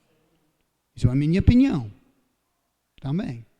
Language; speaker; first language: Portuguese; non-native, fluent; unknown